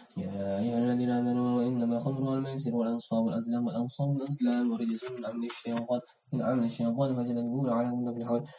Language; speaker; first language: Arabic; non-native, learner; Indonesian